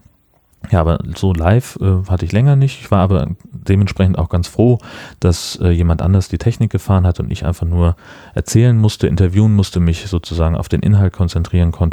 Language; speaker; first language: German; native; German